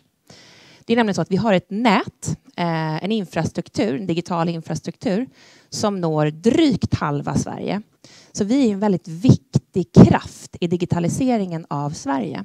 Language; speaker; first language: Swedish; native; Swedish